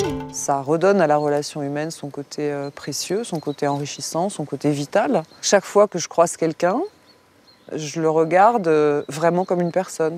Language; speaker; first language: French; native; French